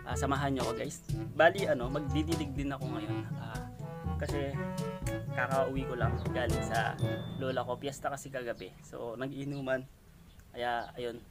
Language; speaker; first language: Filipino; non-native, local second language; Pampanga